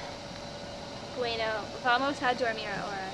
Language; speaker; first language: Spanish; non-native, learner; English